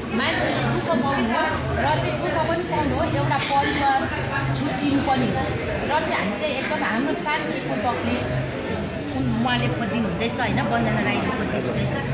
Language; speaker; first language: Nepali; native; Nepali